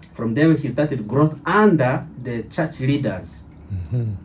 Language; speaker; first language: English; non-native, learner; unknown